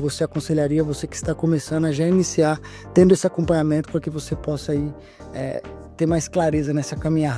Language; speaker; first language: Portuguese; native; Portuguese